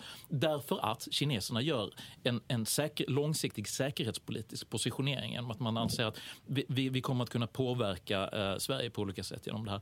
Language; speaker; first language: Swedish; native; Swedish